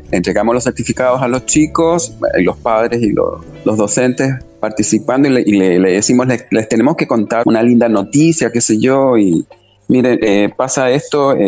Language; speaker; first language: Spanish; native; Spanish